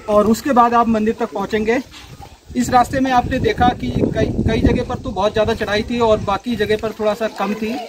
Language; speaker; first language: Hindi; native; Hindi